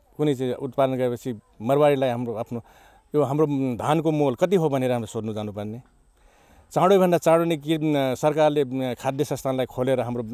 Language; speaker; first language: Nepali; non-native, local second language; Rana Tharu